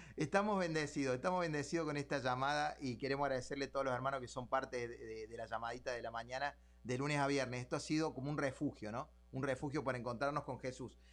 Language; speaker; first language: Spanish; native; Spanish